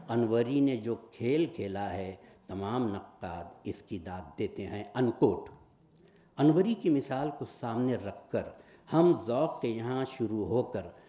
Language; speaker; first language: Urdu; native; Urdu